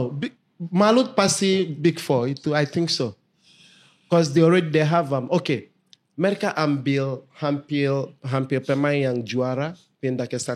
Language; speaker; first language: Indonesian; non-native, fluent; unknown